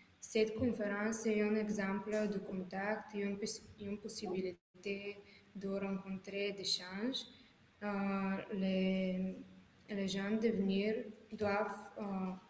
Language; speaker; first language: French; non-native, learner; Bulgarian